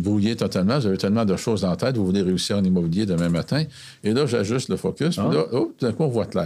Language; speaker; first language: French; native; French